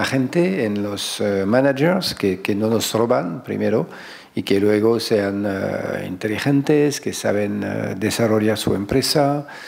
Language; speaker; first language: Spanish; non-native, fluent; French